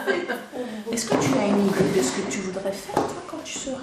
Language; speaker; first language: French; native; French